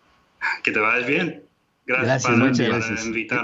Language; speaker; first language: Spanish; non-native, fluent; English